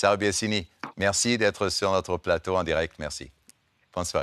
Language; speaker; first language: French; non-native, fluent; German